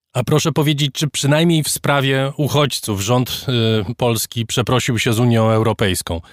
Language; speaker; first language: Polish; native; Polish